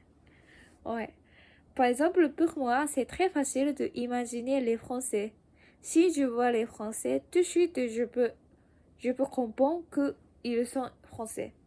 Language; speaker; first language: French; non-native, learner; Japanese